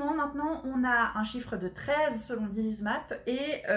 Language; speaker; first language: French; native; French